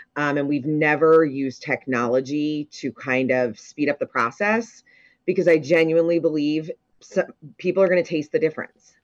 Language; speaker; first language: English; native; English